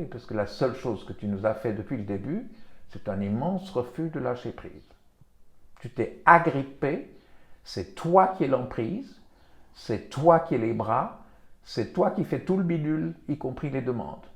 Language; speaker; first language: French; native; French